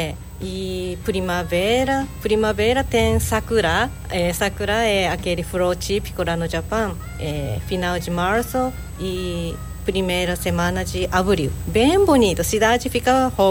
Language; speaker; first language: Portuguese; non-native, learner; Japanese